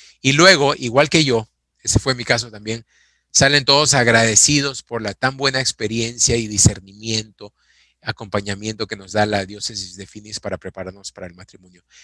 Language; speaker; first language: Spanish; native; Spanish